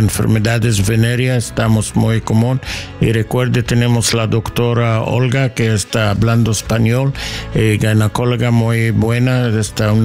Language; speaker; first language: Spanish; non-native, learner; English